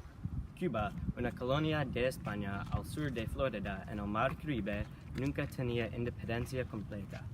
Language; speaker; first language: Spanish; non-native, learner; English